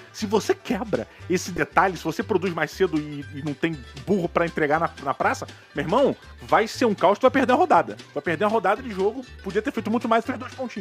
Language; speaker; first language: Portuguese; native; Portuguese